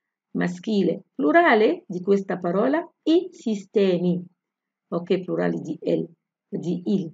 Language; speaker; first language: Italian; non-native, fluent; Arabic